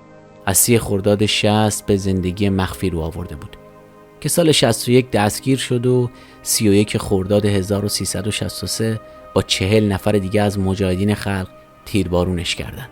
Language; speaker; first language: Persian; native; Persian